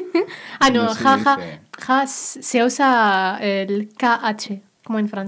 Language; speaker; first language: Spanish; non-native, local second language; Berber languages